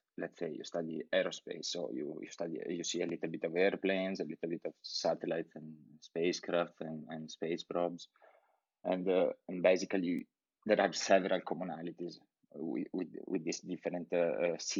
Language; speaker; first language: English; non-native, fluent; Italian